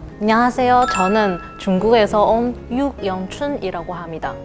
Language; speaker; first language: Korean; non-native, fluent; Chinese